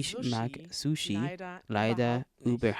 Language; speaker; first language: German; non-native, learner; English